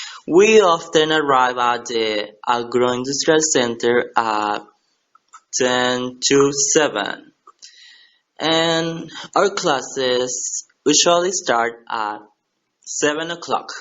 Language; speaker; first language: English; non-native, learner; Spanish